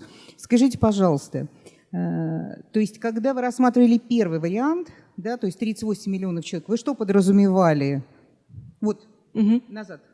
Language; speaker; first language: Russian; native; Russian